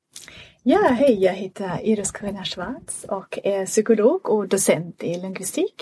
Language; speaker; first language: Swedish; non-native, fluent; German